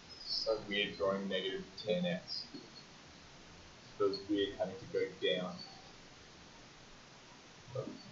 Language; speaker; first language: English; native; English